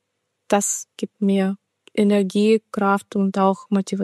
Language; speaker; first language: German; non-native, fluent; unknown